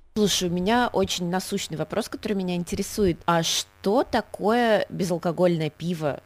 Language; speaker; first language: Russian; native; Russian